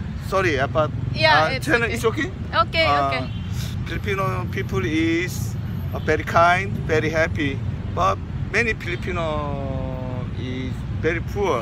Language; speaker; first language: English; non-native, learner; Korean